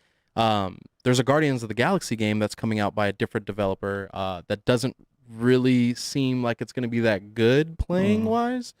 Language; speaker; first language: English; native; English